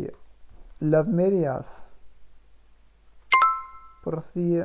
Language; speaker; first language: Spanish; non-native, learner; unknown